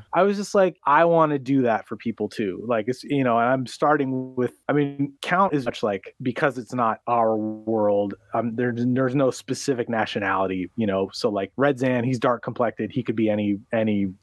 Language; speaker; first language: English; early bilingual, other home language; Arabic